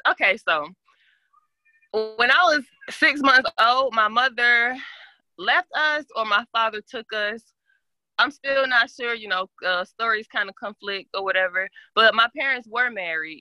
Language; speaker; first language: English; native; English